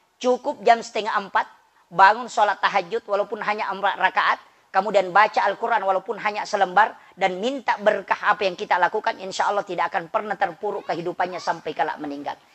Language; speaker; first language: Indonesian; non-native, local second language; Buginese